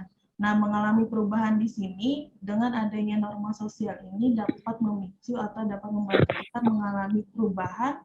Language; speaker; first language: Indonesian; native; Indonesian